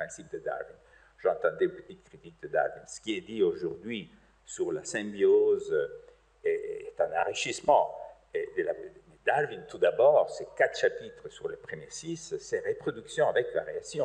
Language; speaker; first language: French; native; French